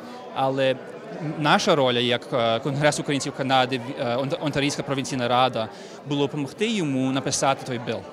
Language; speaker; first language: Ukrainian; early bilingual, heritage; Ukrainian